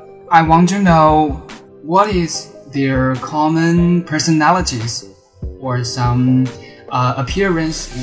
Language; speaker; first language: English; non-native, learner; Chinese